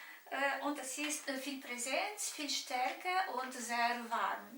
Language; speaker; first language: German; non-native, fluent; Romanian